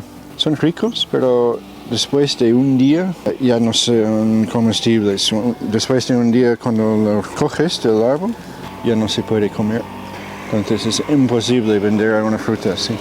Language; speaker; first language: Spanish; non-native, fluent; English